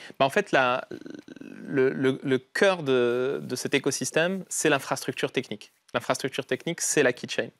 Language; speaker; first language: French; non-native, local second language; Arabic